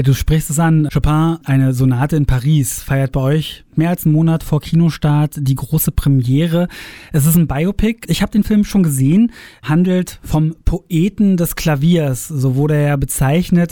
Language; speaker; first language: German; native; German